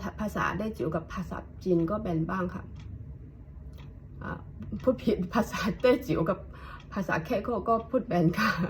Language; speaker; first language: Thai; non-native, fluent; Hakka Chinese